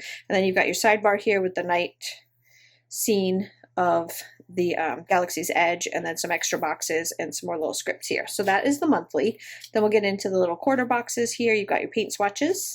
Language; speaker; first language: English; native; English